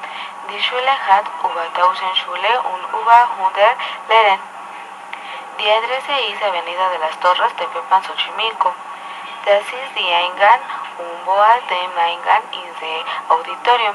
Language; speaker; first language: German; non-native, learner; Spanish